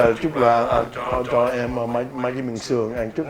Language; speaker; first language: Vietnamese; early bilingual, heritage; Vietnamese